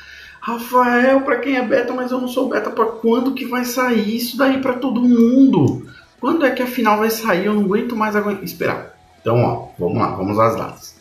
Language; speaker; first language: Portuguese; native; Portuguese